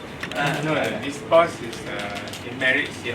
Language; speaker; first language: English; non-native, learner; Chinese